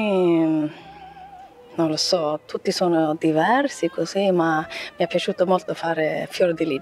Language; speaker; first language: Italian; non-native, learner; Swedish